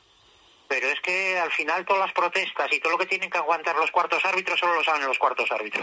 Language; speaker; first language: Spanish; native; Spanish